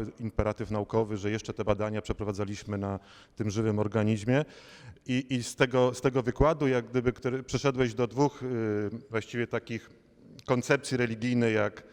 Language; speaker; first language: Polish; native; Polish